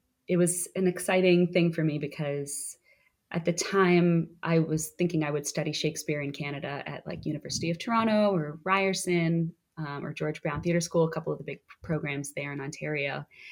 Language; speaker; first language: English; native; English